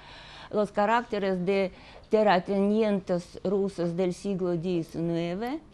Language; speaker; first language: Spanish; non-native, fluent; Russian